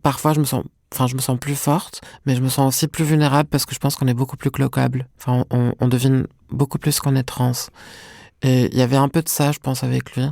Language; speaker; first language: French; non-native, local second language; Arabic